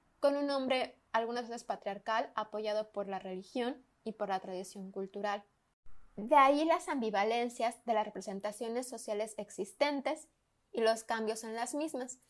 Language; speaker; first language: Spanish; native; Spanish